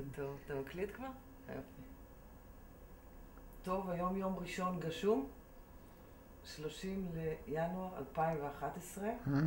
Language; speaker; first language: Hebrew; native; Hebrew